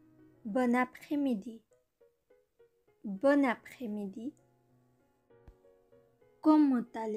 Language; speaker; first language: French; non-native, learner; Bangla